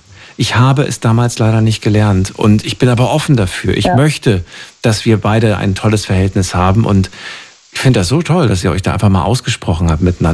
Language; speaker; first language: German; native; German